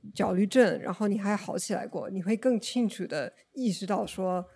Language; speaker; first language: Chinese; non-native, fluent; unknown